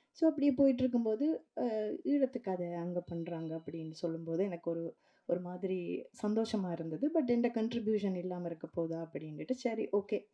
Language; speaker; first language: Tamil; native; Tamil